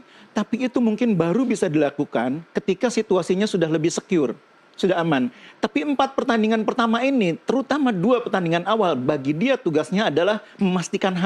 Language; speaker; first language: Indonesian; native; Indonesian